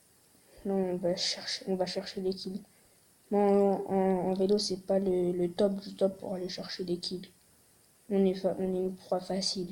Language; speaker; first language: French; native; French